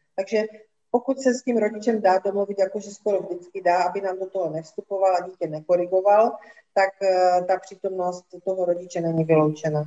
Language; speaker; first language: Czech; native; Czech